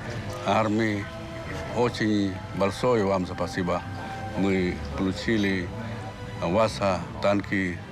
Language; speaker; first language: Russian; non-native, learner; Lao